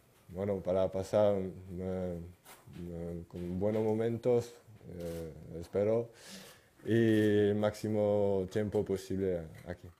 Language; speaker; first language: Spanish; non-native, fluent; French